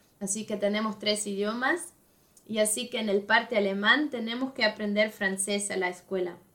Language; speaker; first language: Spanish; non-native, fluent; German